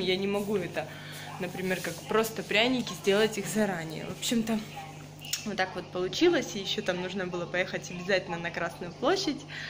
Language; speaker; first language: Russian; native; Russian